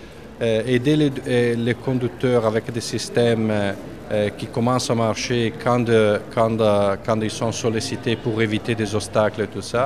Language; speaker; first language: French; non-native, fluent; Italian